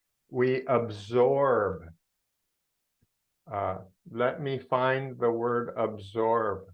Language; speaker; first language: English; non-native, fluent; Vietnamese